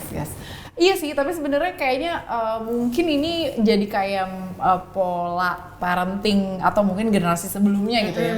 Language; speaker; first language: Indonesian; native; Indonesian